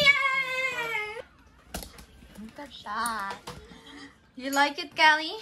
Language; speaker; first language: English; non-native, local second language; Filipino